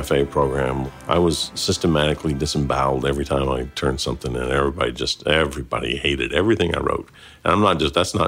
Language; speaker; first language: English; native; English